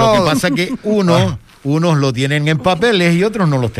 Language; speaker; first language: Spanish; native; Spanish